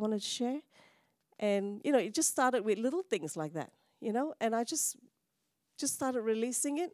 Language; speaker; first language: English; non-native, local second language; Tamil